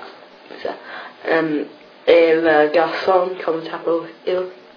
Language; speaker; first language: French; non-native, learner; English